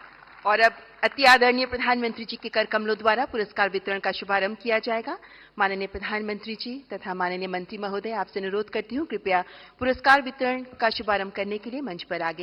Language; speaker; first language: Hindi; native; Hindi